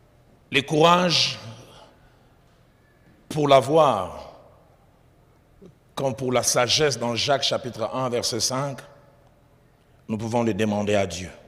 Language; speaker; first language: French; non-native, local second language; Lingala